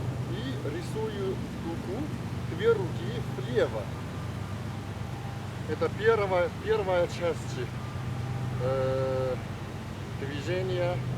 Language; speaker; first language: Russian; non-native, learner; Chinese